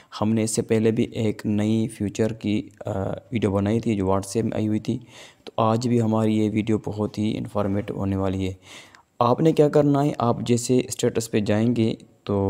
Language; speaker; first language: Urdu; non-native, local second language; Sindhi